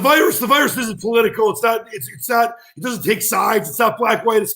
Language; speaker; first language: English; native; English